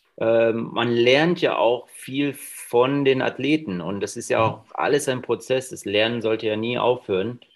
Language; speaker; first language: German; native; German